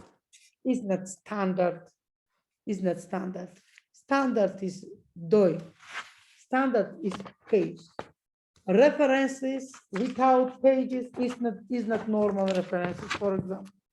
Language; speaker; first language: English; non-native, learner; Georgian